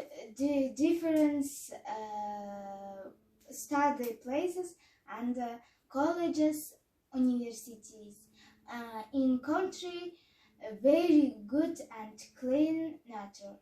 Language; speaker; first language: English; non-native, learner; Kazakh